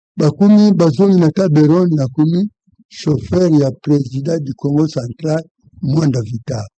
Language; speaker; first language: Lingala; non-native, local second language; Kongo